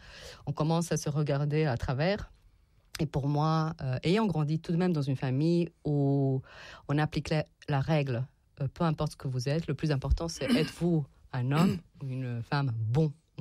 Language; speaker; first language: French; non-native, fluent; Serbian